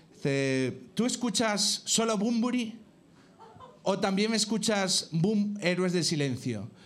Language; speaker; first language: Spanish; native; Spanish